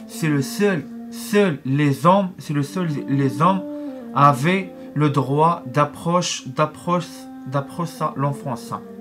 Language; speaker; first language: French; non-native, learner; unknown